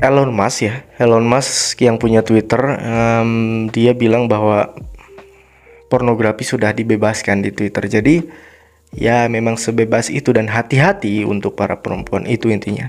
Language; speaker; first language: Indonesian; native; Indonesian